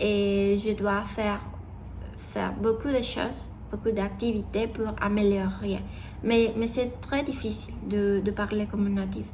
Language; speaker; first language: French; non-native, learner; Spanish